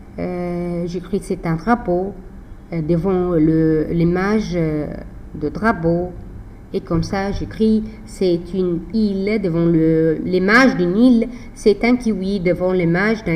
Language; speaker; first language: French; non-native, fluent; Arabic